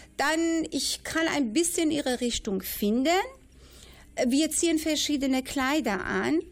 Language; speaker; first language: German; non-native, fluent; Persian